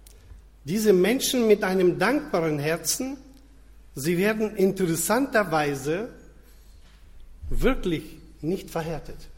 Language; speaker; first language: German; non-native, fluent; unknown